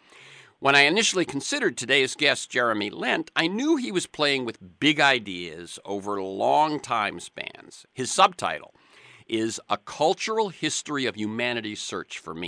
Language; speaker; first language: English; native; English